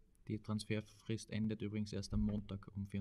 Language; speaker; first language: German; native; German